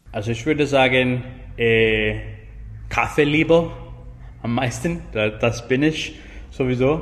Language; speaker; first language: German; non-native, fluent; Spanish